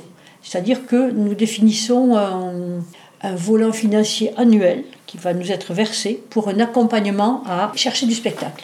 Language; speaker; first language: French; native; French